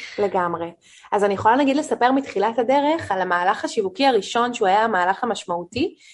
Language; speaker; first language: Hebrew; native; Hebrew